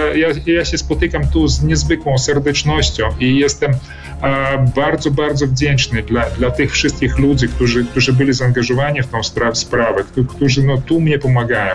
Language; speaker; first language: Polish; early bilingual, heritage; Polish